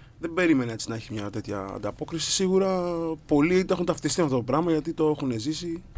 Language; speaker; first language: Greek; early bilingual, other home language; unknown